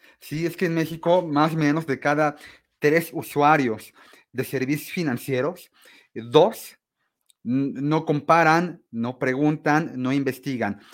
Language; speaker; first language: Spanish; native; Spanish